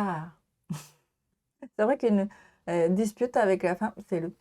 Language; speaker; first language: French; non-native, learner; Japanese